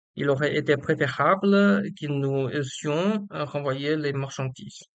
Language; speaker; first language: French; non-native, learner; Chinese